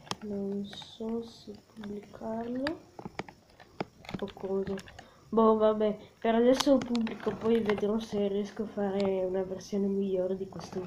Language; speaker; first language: Italian; native; Italian